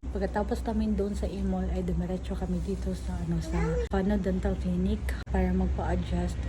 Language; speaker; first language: Filipino; non-native, local second language; Cebuano